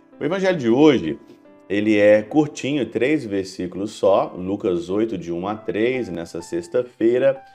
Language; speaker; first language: Portuguese; native; Portuguese